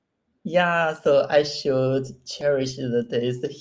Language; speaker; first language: English; non-native, learner; Chinese